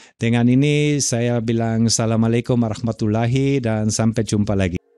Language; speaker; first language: Indonesian; non-native, fluent; German